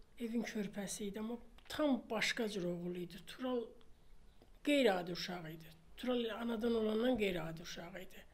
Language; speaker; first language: Azerbaijani; native; Azerbaijani